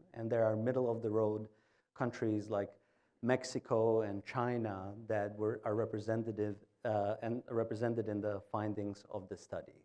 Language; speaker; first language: English; non-native, fluent; Albanian